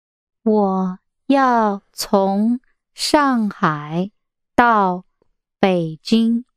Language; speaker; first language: Chinese; non-native, learner; English